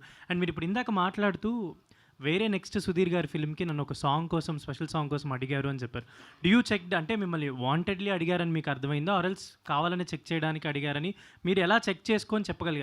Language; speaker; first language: Telugu; native; Telugu